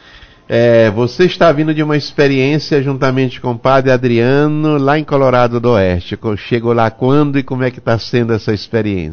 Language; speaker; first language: Portuguese; native; Portuguese